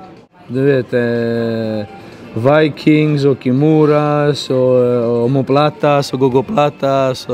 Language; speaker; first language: Swedish; non-native, learner; Georgian